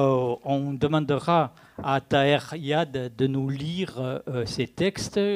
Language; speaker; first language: French; native; French